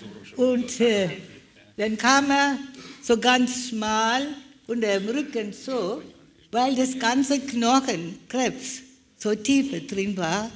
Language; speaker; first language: German; non-native, learner; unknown